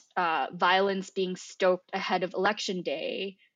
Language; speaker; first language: English; non-native, local second language; Filipino